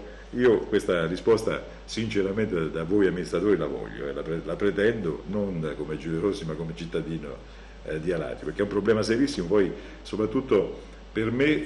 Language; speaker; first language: Italian; native; Italian